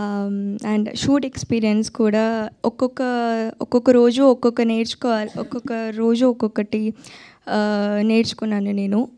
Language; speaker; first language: Telugu; non-native, fluent; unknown